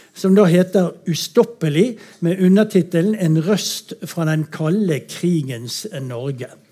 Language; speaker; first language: Norwegian; native; Norwegian